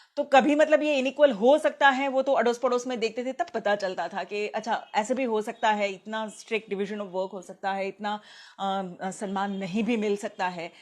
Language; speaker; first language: Hindi; non-native, local second language; Gujarati